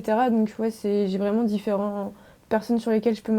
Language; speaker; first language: French; native; French